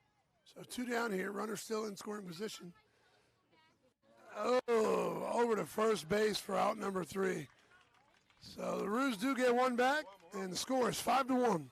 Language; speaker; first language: English; native; English